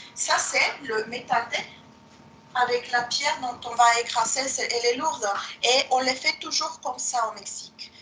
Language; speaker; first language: French; non-native, fluent; Spanish